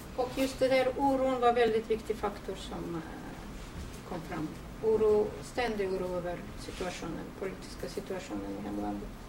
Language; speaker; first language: Swedish; non-native, fluent; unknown